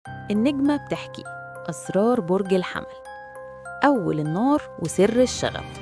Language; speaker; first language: Arabic; native; Arabic